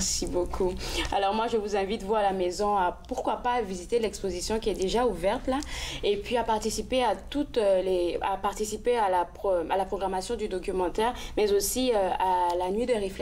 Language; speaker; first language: French; native; French